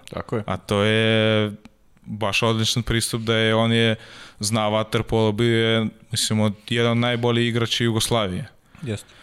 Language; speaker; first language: Serbian; non-native, learner; Russian